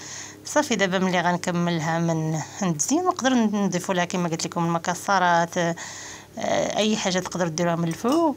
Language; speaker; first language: Arabic; native; Arabic